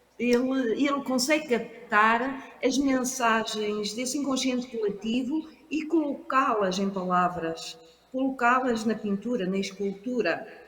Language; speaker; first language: Portuguese; native; Portuguese